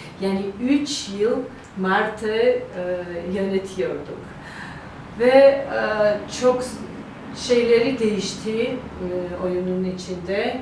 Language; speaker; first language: Turkish; non-native, learner; Georgian